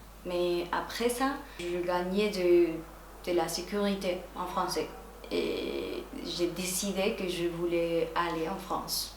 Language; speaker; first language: French; non-native, fluent; Spanish